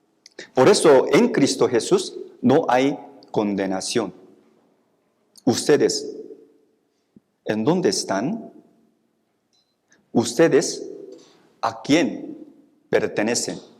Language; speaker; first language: Spanish; non-native, fluent; Korean